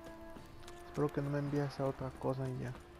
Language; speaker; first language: Spanish; early bilingual, heritage; Spanish